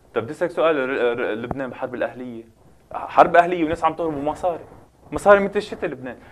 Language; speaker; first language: Arabic; native; Arabic